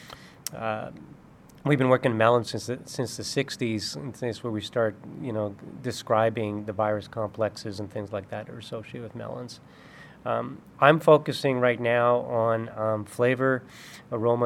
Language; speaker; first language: English; native; English